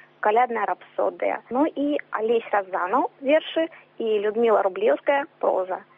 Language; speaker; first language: Belarusian; native; Belarusian